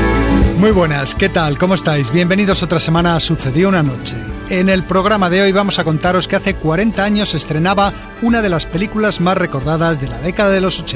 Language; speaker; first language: Spanish; native; Spanish